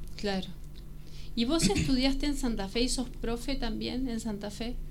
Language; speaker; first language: Spanish; native; Spanish